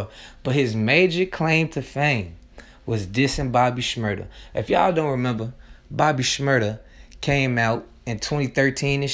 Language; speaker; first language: English; native; English